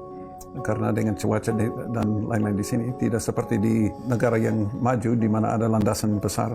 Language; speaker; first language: Indonesian; non-native, fluent; English